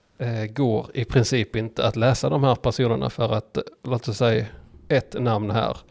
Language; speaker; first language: Swedish; native; Swedish